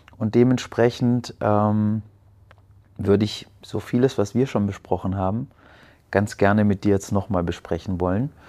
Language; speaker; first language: German; native; German